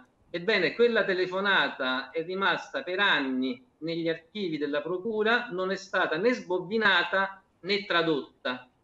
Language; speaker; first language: Italian; native; Italian